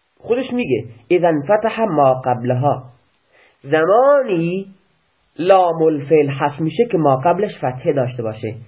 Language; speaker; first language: Persian; native; Persian